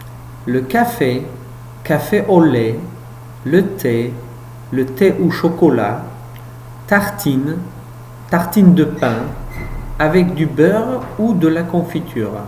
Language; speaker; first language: French; non-native, fluent; Uzbek